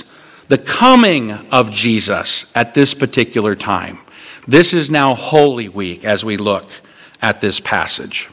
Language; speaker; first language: English; native; English